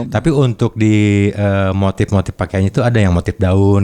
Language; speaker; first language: Indonesian; native; Indonesian